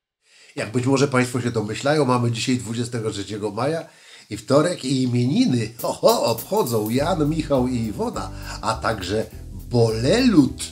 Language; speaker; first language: Polish; native; Polish